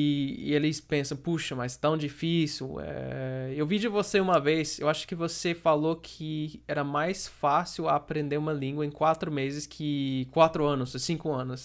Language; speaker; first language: Portuguese; non-native, fluent; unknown